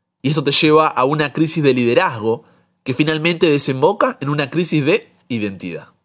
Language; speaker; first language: Spanish; native; Spanish